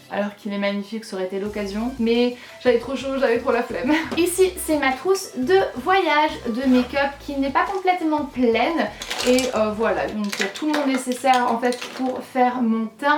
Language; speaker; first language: French; native; French